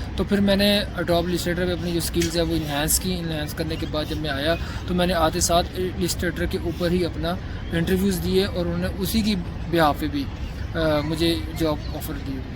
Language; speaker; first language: Urdu; non-native, local second language; Punjabi